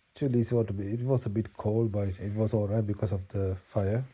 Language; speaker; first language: English; non-native, local second language; Sinhala